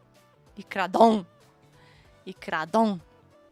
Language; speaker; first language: Japanese; non-native, learner; Russian